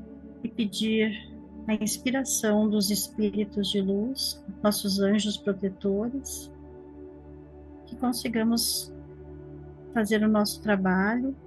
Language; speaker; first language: Portuguese; native; Portuguese